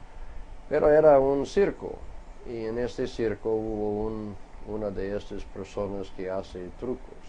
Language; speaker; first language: Spanish; non-native, fluent; English